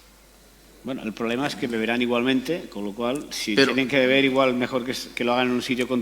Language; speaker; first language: Spanish; native; Spanish